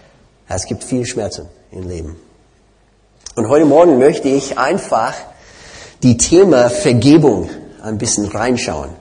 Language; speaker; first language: German; non-native, fluent; English